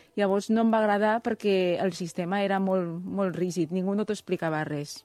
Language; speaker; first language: Catalan; non-native, fluent; Chinese